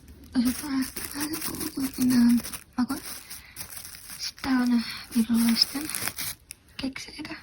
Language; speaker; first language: Finnish; non-native, learner; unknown